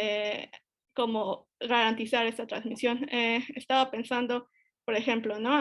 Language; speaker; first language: Spanish; native; Spanish